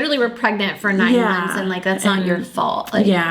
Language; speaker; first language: English; native; English